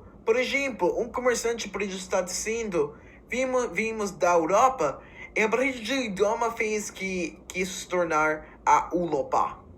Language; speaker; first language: Portuguese; non-native, learner; English